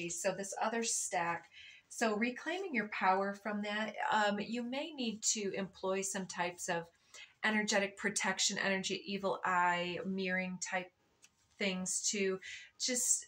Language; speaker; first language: English; native; English